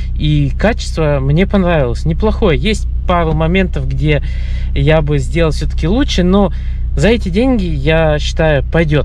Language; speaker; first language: Russian; early bilingual, heritage; Russian